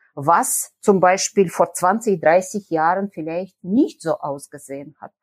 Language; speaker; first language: German; non-native, fluent; Russian